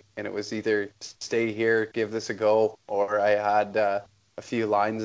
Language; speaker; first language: English; native; English